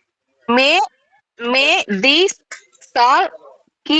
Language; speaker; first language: Hindi; non-native, learner; Tamil